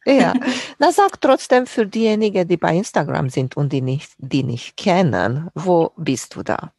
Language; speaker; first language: German; non-native, fluent; Romanian